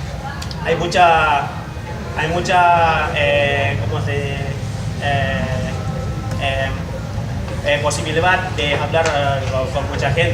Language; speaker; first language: Spanish; non-native, learner; Indonesian